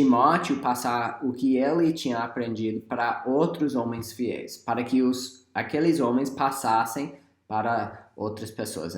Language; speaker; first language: Portuguese; non-native, fluent; English